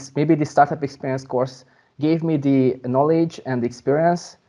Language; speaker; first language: English; non-native, fluent; Hungarian